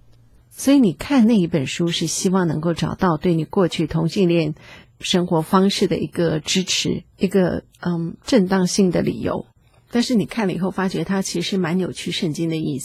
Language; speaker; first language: Chinese; native; Chinese